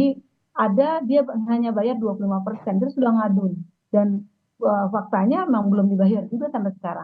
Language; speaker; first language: Indonesian; native; Indonesian